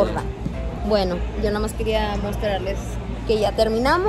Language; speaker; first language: Spanish; native; Spanish